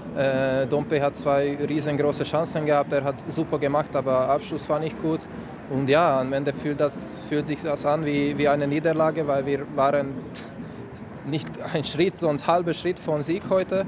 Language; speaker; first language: German; non-native, fluent; Slovak